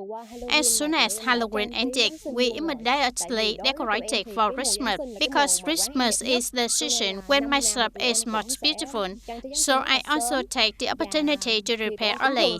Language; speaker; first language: English; non-native, fluent; Vietnamese